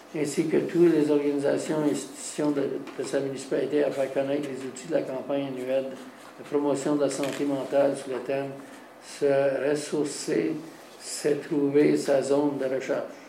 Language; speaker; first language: French; native; French